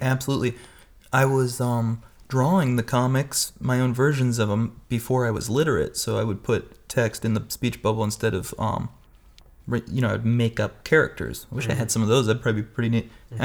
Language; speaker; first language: English; native; English